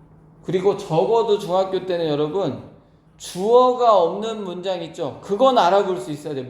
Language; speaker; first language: Korean; native; Korean